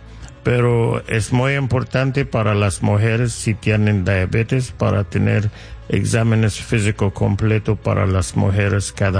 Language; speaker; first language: Spanish; non-native, learner; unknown